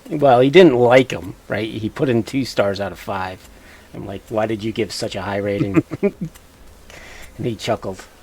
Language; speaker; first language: English; native; English